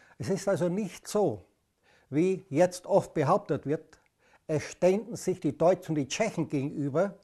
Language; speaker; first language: German; native; German